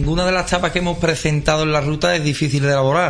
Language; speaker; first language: Spanish; native; Spanish